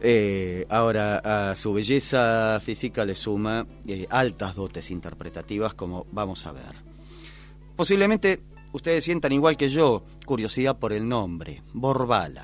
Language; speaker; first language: Spanish; native; Spanish